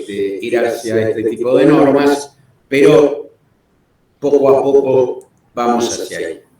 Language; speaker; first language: Spanish; native; Spanish